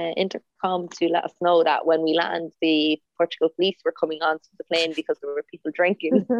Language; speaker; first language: English; native; English